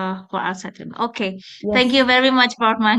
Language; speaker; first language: English; non-native, fluent; Indonesian